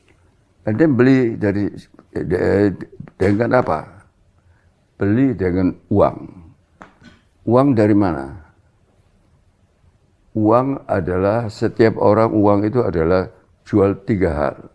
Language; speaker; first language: Indonesian; non-native, local second language; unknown